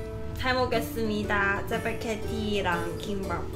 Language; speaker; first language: Korean; non-native, learner; Cantonese